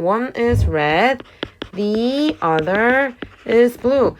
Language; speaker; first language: English; non-native, fluent; Korean